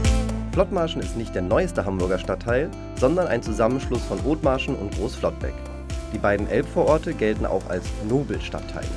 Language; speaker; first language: German; native; German